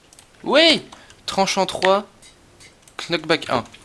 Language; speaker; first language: French; native; French